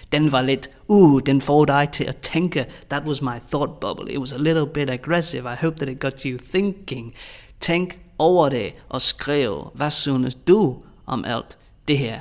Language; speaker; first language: Danish; non-native, fluent; English